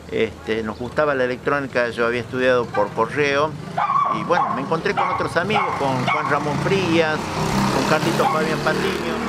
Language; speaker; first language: Spanish; native; Spanish